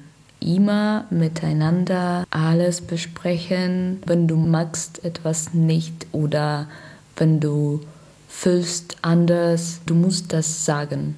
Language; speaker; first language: German; non-native, learner; Russian